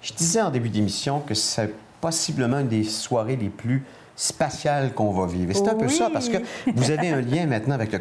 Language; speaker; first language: French; native; French